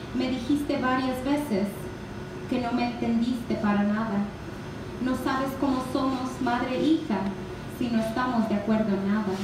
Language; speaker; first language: Spanish; early bilingual, other home language; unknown